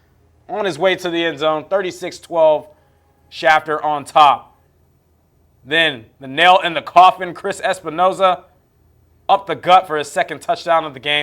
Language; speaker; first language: English; native; English